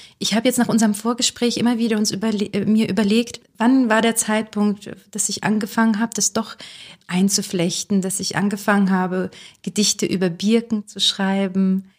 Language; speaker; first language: German; early bilingual, other home language; Russian